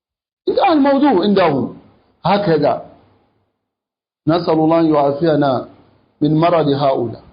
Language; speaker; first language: Arabic; non-native, fluent; French